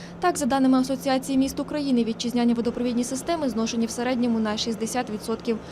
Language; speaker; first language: Ukrainian; native; Ukrainian